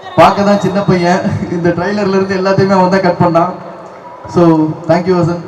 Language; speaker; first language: Tamil; native; Tamil